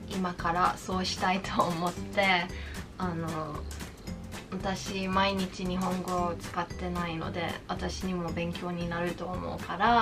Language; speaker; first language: Japanese; early bilingual, heritage; Japanese